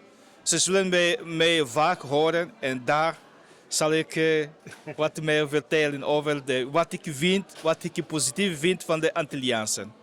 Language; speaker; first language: Dutch; non-native, fluent; Portuguese